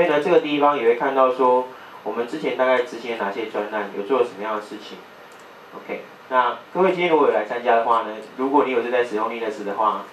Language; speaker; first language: Chinese; native; Chinese